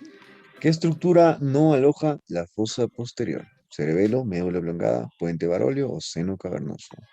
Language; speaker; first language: Spanish; native; Spanish